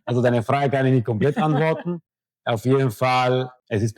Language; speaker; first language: German; non-native, fluent; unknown